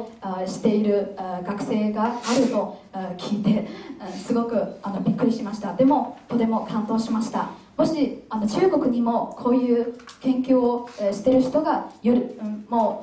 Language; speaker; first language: Japanese; non-native, fluent; Chinese